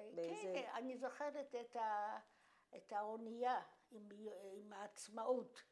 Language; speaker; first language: Hebrew; non-native, fluent; Polish